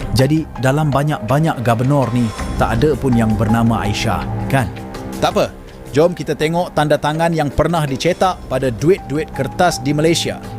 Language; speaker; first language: Malay; native; Malay